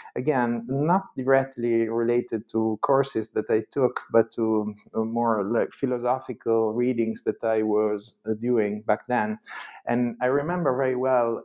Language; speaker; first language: English; non-native, fluent; Italian